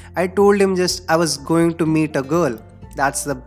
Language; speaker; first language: English; non-native, local second language; Hindi